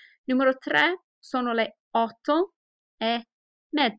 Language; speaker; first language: Italian; non-native, fluent; English